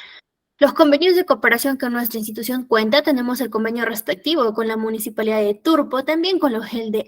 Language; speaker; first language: Spanish; native; Spanish